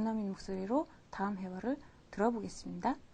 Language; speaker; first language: Korean; non-native, fluent; Mongolian